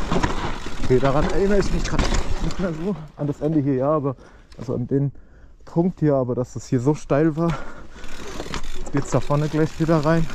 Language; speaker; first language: German; native; German